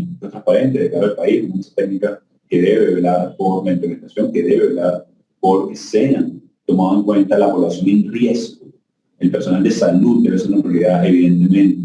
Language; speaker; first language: Spanish; native; Spanish